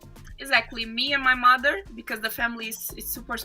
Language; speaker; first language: English; non-native, fluent; Portuguese